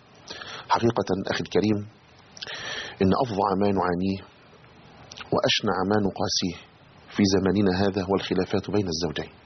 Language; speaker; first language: Arabic; native; Arabic